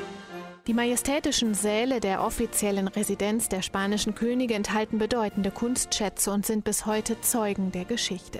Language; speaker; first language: German; native; German